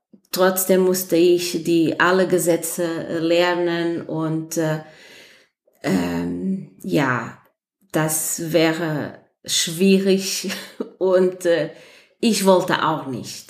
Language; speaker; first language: German; non-native, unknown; Portuguese